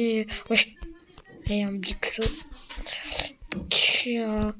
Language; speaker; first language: French; native; French